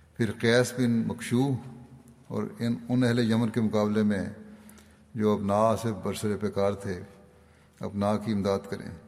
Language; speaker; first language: Urdu; native; Urdu